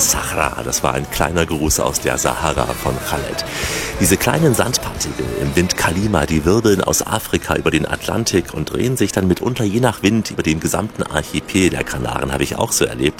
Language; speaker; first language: German; native; German